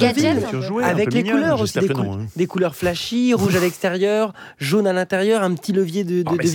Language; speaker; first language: French; native; French